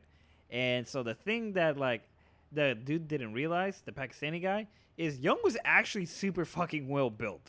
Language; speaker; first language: English; early bilingual, other home language; Spanish